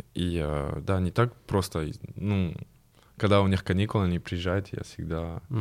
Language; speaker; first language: Russian; non-native, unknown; French